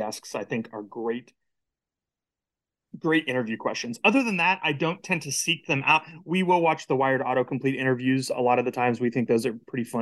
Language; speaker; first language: English; native; English